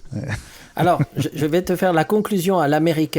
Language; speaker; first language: French; native; French